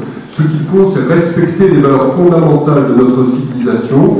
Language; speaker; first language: French; native; French